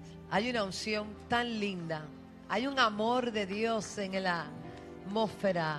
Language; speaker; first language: Spanish; native; Spanish